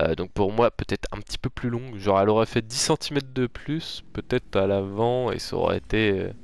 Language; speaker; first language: French; native; French